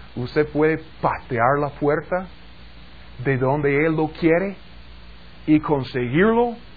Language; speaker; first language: Spanish; non-native, fluent; English